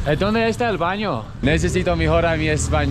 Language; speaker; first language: Spanish; non-native, learner; English